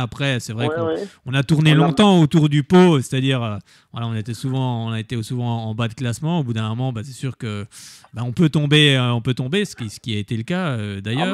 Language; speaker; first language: French; native; French